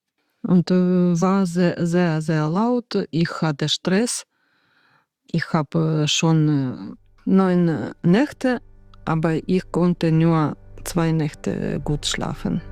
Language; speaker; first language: German; non-native, learner; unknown